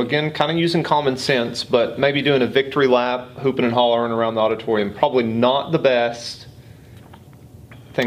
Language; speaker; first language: English; native; English